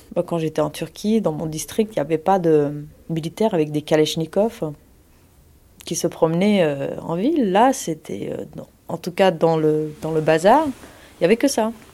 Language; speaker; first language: French; early bilingual, other home language; Kurdish